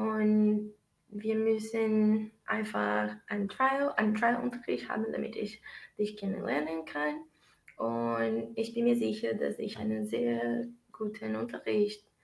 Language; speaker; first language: German; non-native, fluent; Portuguese